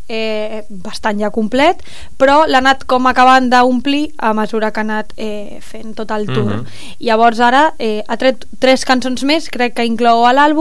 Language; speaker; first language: Catalan; native; Catalan